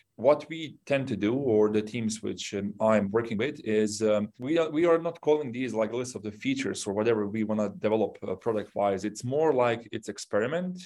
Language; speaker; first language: English; non-native, fluent; Bosnian